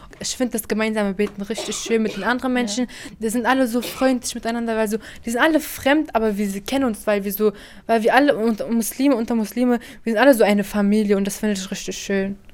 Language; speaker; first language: German; early bilingual, other home language; Persian